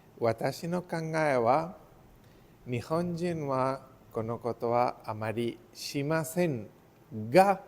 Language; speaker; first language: Japanese; non-native, learner; Spanish